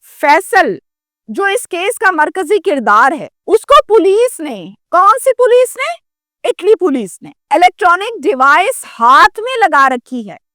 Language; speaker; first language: Urdu; native; Urdu